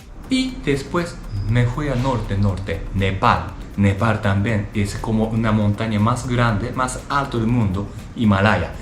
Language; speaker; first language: Spanish; non-native, learner; Japanese